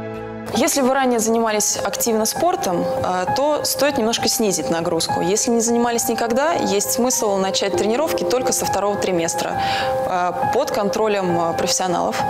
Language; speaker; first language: Russian; native; Russian